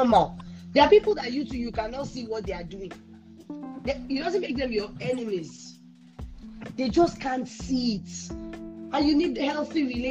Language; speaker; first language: English; non-native, local second language; Yoruba